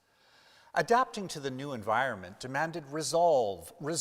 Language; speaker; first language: English; native; English